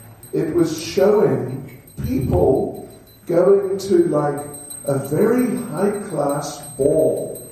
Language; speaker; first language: English; native; English